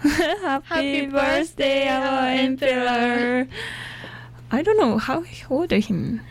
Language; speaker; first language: English; non-native, learner; Japanese